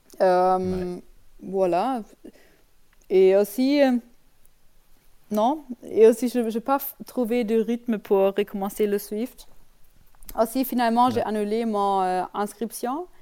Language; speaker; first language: French; non-native, learner; German